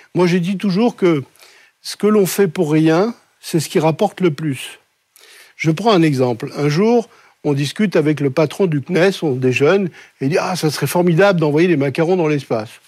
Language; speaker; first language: French; native; French